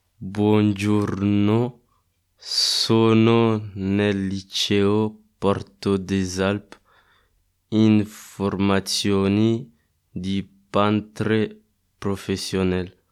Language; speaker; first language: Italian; non-native, learner; Lingala